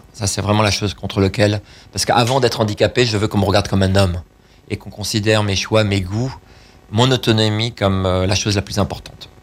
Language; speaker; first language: French; native; French